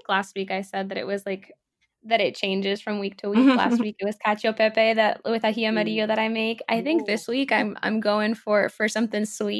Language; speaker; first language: English; native; English